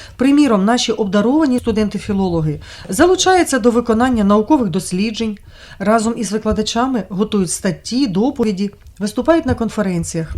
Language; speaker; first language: Ukrainian; native; Ukrainian